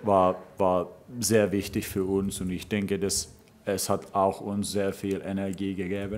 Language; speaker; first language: German; non-native, fluent; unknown